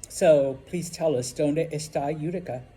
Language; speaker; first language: Spanish; non-native, fluent; English